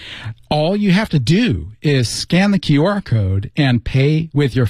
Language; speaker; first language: English; native; English